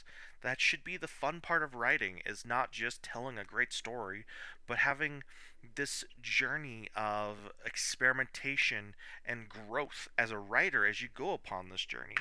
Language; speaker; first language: English; native; English